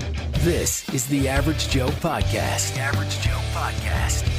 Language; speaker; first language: English; native; English